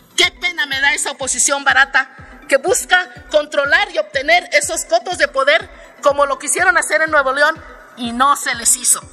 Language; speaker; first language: Spanish; native; Spanish